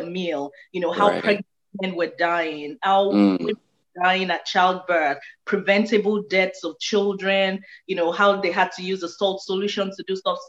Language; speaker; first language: English; non-native, local second language; Yoruba